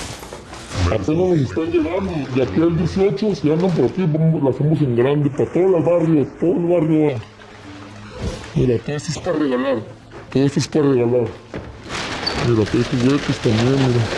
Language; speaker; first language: Spanish; native; Spanish